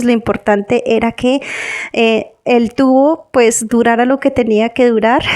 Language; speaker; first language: Spanish; native; Spanish